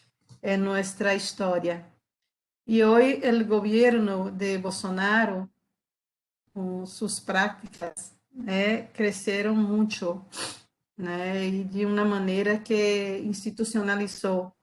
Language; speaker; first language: Spanish; non-native, learner; Portuguese